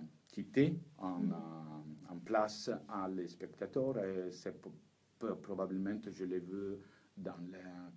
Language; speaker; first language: French; non-native, learner; Italian